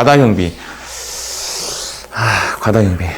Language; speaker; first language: Korean; native; Korean